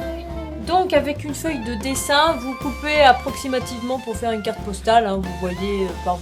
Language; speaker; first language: French; native; French